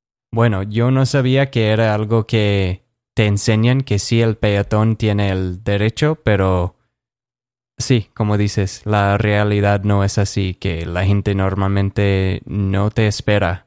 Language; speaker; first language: Spanish; non-native, fluent; English